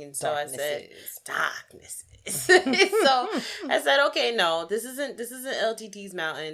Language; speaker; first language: English; native; English